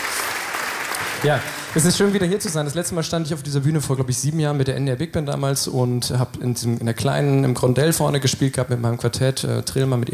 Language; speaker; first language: German; native; German